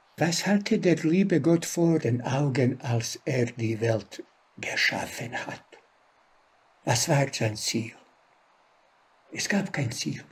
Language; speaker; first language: German; non-native, fluent; Bosnian